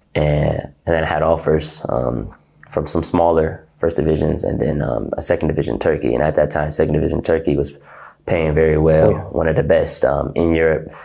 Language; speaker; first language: English; native; English